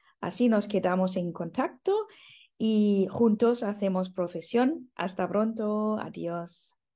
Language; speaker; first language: Spanish; non-native, fluent; German